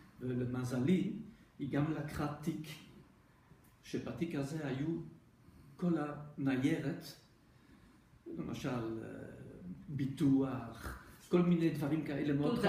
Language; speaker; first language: Hebrew; non-native, fluent; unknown